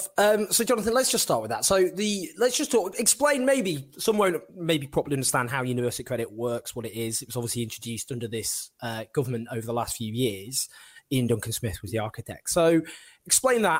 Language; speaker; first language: English; native; English